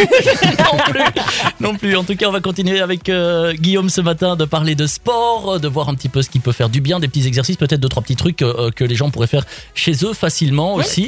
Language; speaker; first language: French; native; French